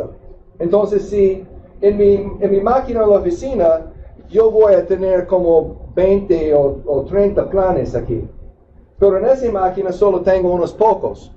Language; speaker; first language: Spanish; non-native, fluent; English